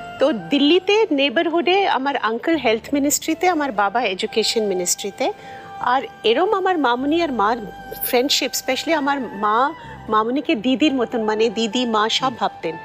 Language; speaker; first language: Bangla; non-native, local second language; Tamil